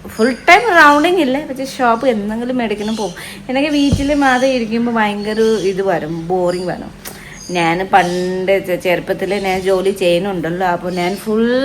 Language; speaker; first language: Malayalam; non-native, learner; Nepali